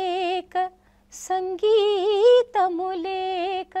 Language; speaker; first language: Telugu; non-native, local second language; Tamil